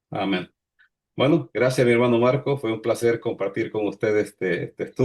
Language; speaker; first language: Spanish; native; Spanish